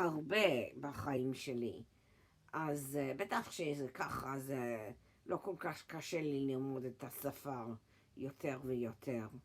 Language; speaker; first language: Hebrew; early bilingual, heritage; English